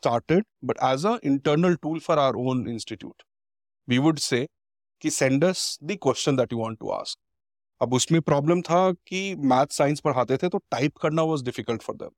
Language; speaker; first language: English; non-native, local second language; Hindi